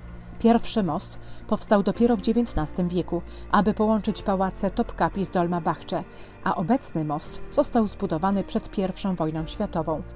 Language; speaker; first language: Polish; native; Polish